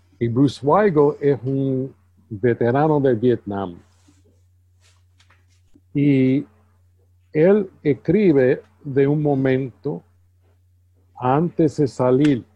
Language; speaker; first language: Spanish; early bilingual, heritage; English